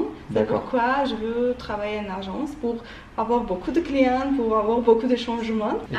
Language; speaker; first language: French; non-native, learner; Armenian